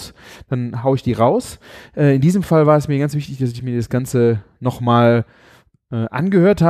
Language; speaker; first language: German; native; German